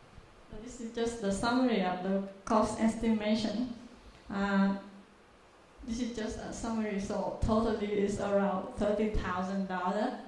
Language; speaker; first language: English; non-native, learner; Vietnamese